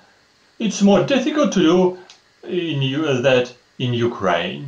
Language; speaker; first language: English; non-native, fluent; Russian